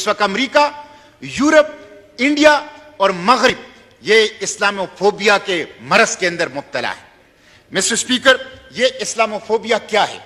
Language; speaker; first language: Urdu; non-native, local second language; Pashto